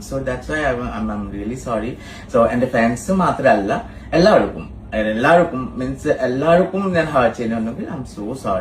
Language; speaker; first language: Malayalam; non-native, fluent; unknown